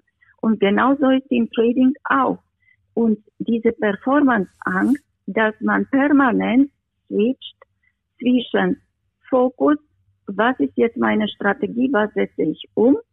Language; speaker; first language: German; non-native, fluent; Romanian